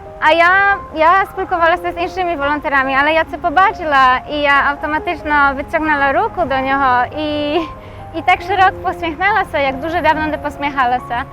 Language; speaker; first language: Ukrainian; non-native, learner; Polish